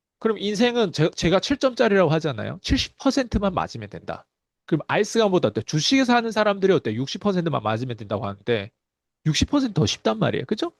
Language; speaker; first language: Korean; early bilingual, heritage; Korean